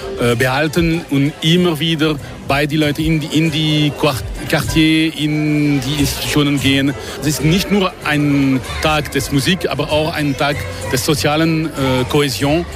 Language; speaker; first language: German; non-native, local second language; French